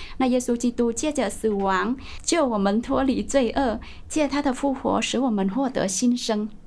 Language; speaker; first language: Chinese; non-native, fluent; Vietnamese